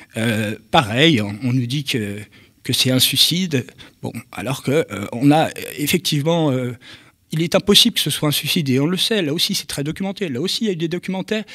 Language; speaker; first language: French; native; French